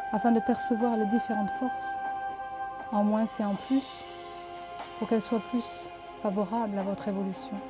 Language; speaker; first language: French; native; French